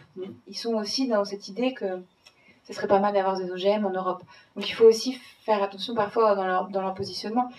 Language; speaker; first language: French; native; French